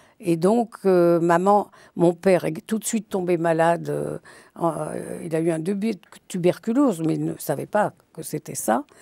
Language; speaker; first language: French; early bilingual, other home language; Yiddish